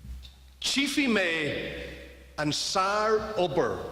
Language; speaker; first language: Irish; non-native, learner; English